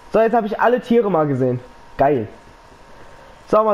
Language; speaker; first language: German; native; German